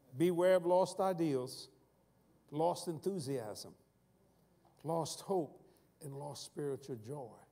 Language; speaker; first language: English; native; English